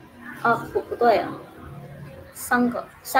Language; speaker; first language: Chinese; non-native, learner; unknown